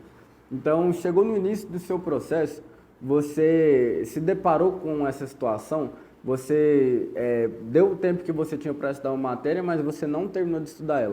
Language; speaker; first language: Portuguese; native; Portuguese